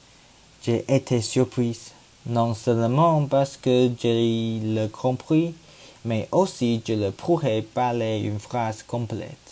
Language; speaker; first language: French; non-native, learner; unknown